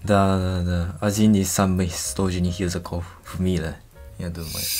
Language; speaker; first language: Russian; non-native, fluent; Japanese